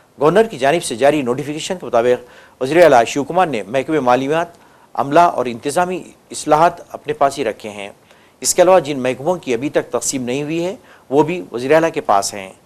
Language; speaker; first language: Urdu; native; Urdu